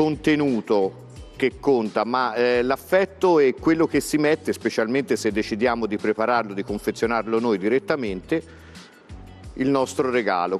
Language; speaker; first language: Italian; native; Italian